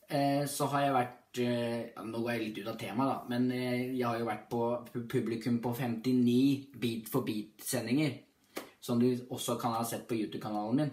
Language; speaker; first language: Norwegian; native; Norwegian